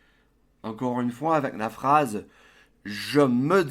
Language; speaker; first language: French; non-native, fluent; English